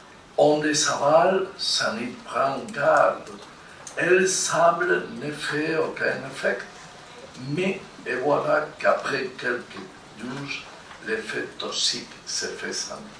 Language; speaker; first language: French; non-native, fluent; Spanish